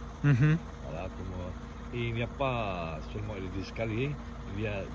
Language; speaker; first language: French; non-native, local second language; Arabic